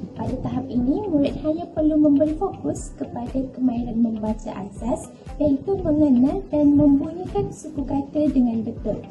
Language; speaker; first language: Malay; native; Malay